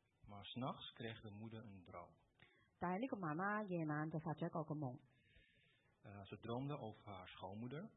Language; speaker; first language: Dutch; early bilingual, other home language; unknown